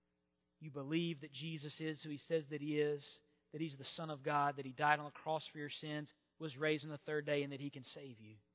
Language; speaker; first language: English; native; English